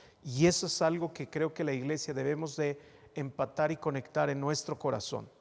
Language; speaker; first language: Spanish; native; Spanish